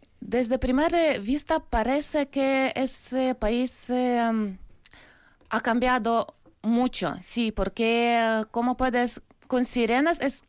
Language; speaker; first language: Spanish; non-native, learner; Ukrainian